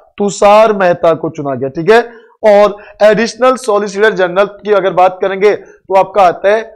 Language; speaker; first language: Hindi; native; Hindi